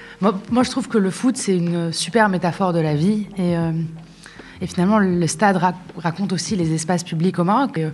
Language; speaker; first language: French; non-native, local second language; Arabic